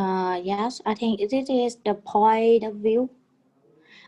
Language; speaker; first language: English; non-native, learner; Vietnamese